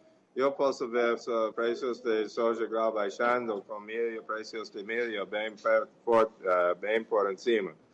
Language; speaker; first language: Portuguese; non-native, fluent; English